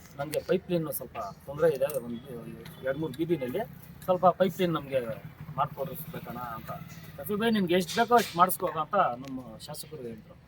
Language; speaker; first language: Kannada; non-native, local second language; Urdu